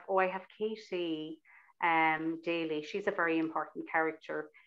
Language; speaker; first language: English; native; English